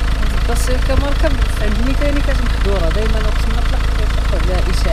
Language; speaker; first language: Arabic; native; Arabic